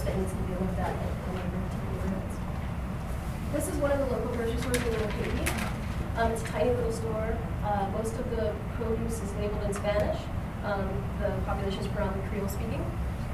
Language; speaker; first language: English; native; English